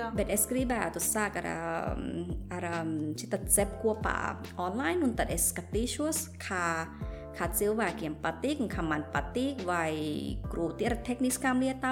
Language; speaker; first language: Latvian; non-native, fluent; Thai